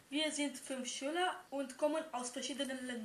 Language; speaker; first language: German; early bilingual, other home language; Romanian